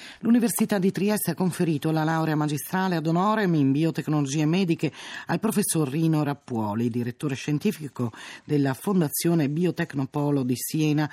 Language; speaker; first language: Italian; native; Italian